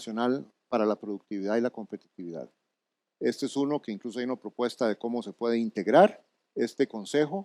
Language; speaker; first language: Spanish; native; Spanish